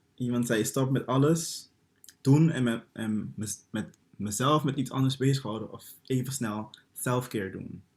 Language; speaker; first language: Dutch; non-native, local second language; Papiamento